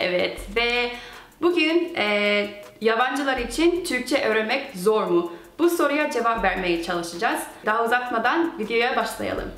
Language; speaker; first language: Turkish; non-native, fluent; Korean